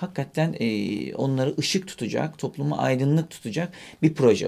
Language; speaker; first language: Turkish; native; Turkish